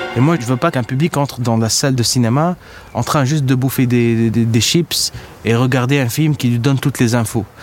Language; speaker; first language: French; non-native, local second language; Arabic